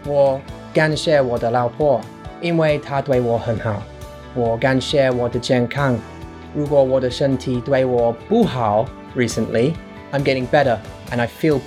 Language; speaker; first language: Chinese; non-native, fluent; English